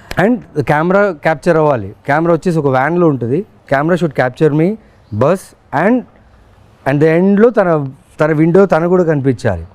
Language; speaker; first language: Telugu; native; Telugu